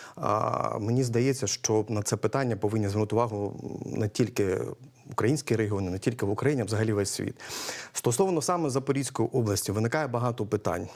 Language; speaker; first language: Ukrainian; native; Ukrainian